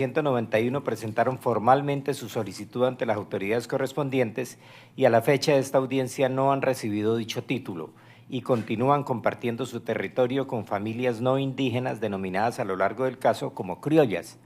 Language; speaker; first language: Spanish; native; Spanish